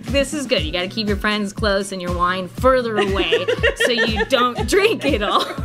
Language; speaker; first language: English; native; English